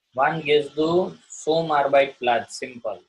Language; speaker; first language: German; non-native, learner; Gujarati